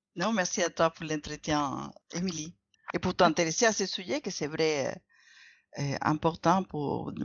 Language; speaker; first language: French; non-native, fluent; Spanish